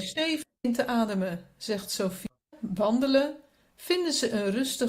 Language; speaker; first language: Dutch; non-native, learner; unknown